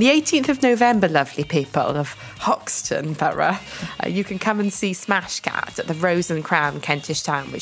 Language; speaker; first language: English; native; English